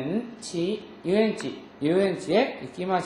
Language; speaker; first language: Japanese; non-native, fluent; Korean